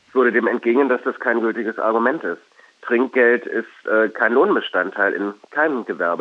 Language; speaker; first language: German; native; German